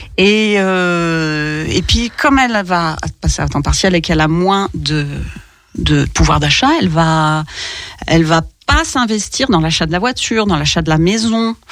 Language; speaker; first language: French; native; French